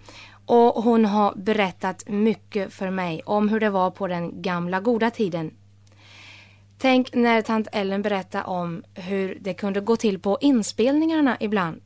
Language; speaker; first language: Swedish; native; Swedish